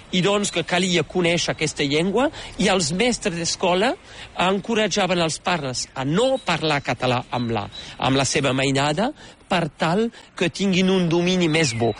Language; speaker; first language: Catalan; native; Catalan